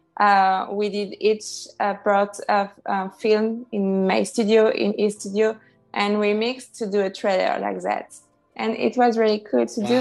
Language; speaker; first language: English; non-native, fluent; French